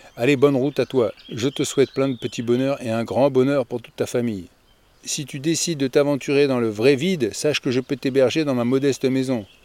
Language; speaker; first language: French; native; French